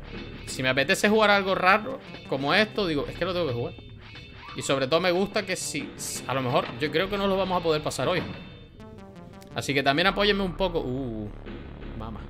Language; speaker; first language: Spanish; native; Spanish